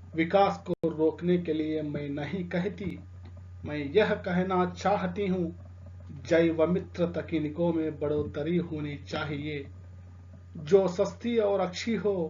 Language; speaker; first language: Hindi; non-native, local second language; Telugu